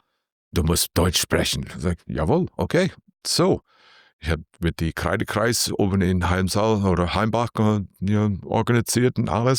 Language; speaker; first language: German; non-native, learner; English